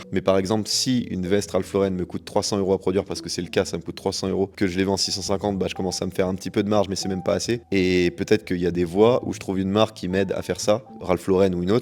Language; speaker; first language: French; native; French